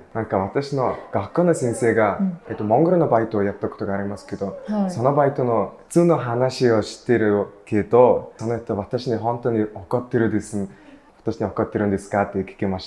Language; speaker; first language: Japanese; non-native, learner; Mongolian